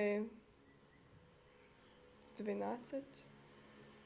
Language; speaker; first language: Russian; non-native, learner; Hungarian